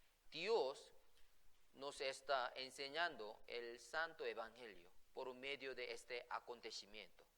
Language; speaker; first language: Spanish; non-native, fluent; Korean